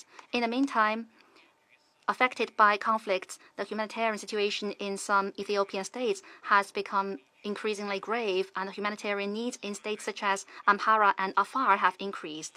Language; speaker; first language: English; non-native, fluent; Chinese